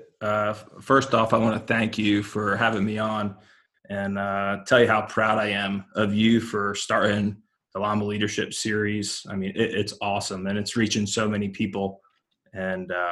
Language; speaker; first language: English; native; English